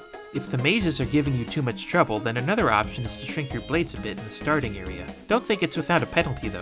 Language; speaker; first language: English; native; English